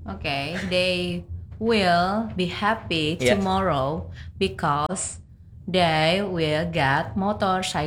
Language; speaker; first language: English; non-native, learner; Indonesian